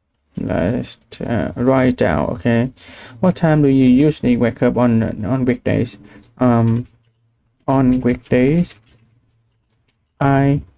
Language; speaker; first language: English; non-native, learner; Vietnamese